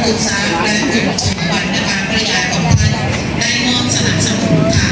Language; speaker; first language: Thai; native; Thai